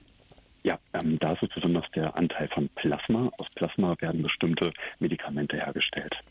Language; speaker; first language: German; native; German